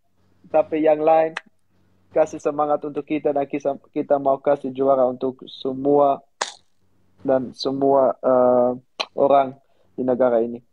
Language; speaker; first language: Indonesian; non-native, learner; Dutch